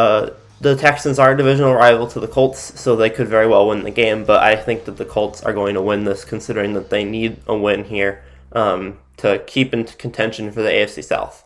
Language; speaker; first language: English; native; English